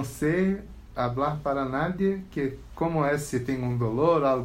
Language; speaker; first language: Spanish; non-native, learner; Portuguese